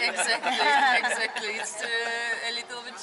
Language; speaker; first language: English; non-native, fluent; Russian